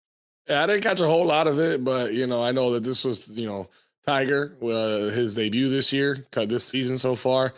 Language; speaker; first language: English; native; English